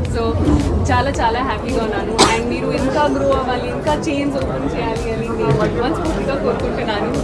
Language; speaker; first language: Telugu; non-native, learner; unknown